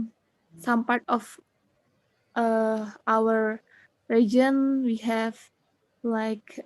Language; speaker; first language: English; non-native, learner; Indonesian